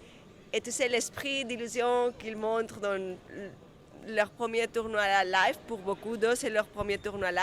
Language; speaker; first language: French; non-native, fluent; Spanish